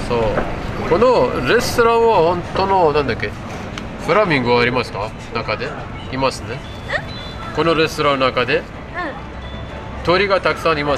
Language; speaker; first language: Japanese; non-native, learner; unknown